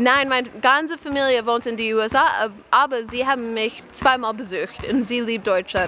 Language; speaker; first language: German; non-native, learner; English